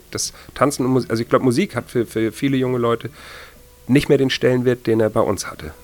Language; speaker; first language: German; native; German